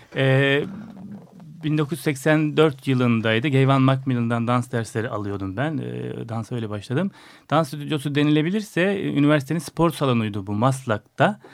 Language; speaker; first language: Turkish; native; Turkish